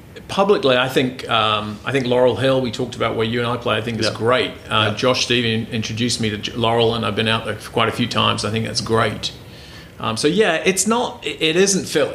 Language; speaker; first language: English; native; English